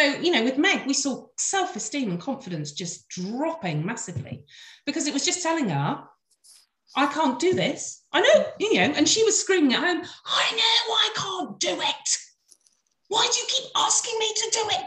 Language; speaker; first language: English; native; English